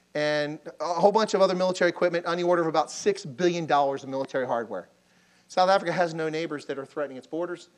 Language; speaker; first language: English; native; English